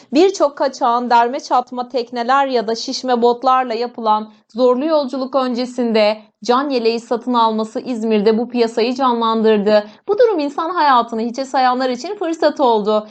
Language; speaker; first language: Turkish; native; Turkish